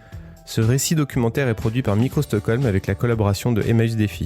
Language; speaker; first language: French; native; French